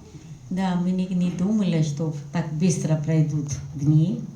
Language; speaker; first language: Russian; non-native, fluent; Hindi